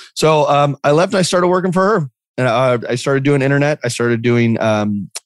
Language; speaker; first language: English; native; English